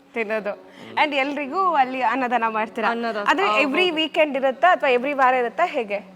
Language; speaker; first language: Kannada; native; Kannada